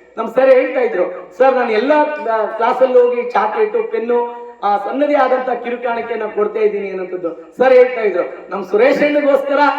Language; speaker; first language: Kannada; native; Kannada